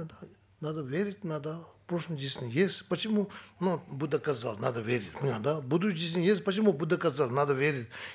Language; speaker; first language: Russian; non-native, learner; Tibetan